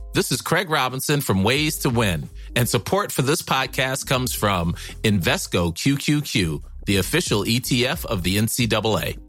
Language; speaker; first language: English; native; English